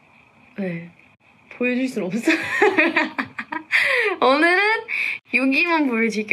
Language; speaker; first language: Korean; non-native, fluent; English